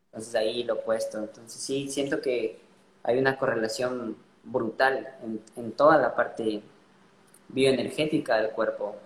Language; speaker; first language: Spanish; native; Spanish